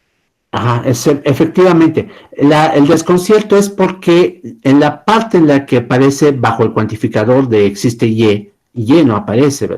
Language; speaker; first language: Spanish; native; Spanish